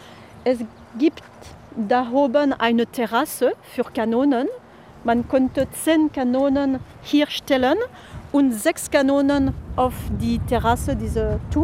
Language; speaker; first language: German; non-native, fluent; French